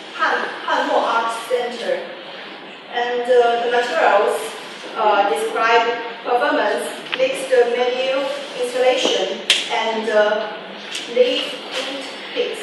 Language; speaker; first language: English; non-native, learner; Chinese